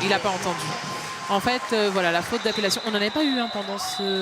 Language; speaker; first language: French; native; French